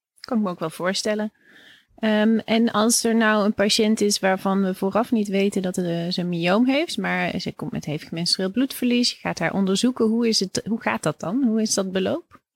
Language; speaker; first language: Dutch; native; Dutch